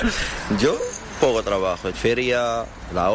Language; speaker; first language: Spanish; non-native, learner; Arabic